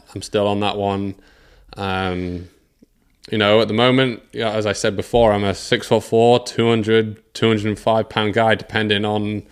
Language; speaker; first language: English; native; English